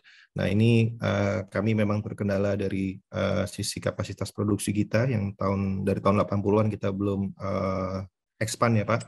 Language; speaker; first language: Indonesian; native; Indonesian